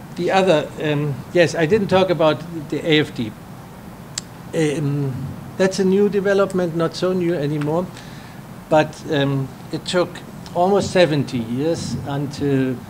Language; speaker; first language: English; non-native, fluent; German